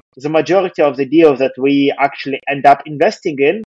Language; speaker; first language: English; non-native, fluent; Russian